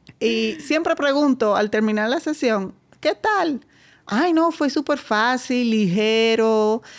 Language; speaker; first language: Spanish; non-native, fluent; Dutch